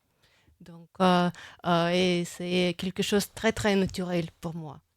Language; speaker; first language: French; non-native, fluent; Russian